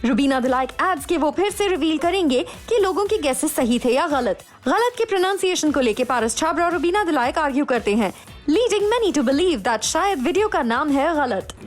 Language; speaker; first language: Hindi; native; Hindi